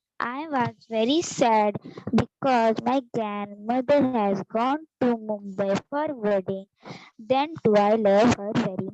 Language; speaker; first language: English; non-native, learner; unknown